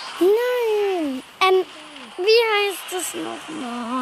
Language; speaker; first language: German; native; German